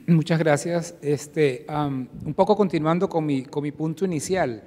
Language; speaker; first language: Spanish; native; Spanish